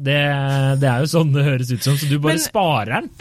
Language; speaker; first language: Norwegian; native; Norwegian